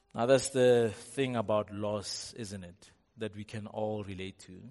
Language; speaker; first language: English; non-native, local second language; Tswana